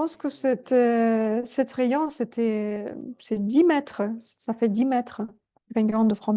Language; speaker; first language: French; non-native, fluent; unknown